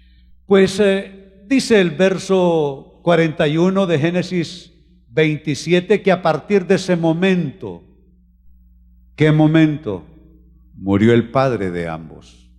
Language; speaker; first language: Spanish; native; Spanish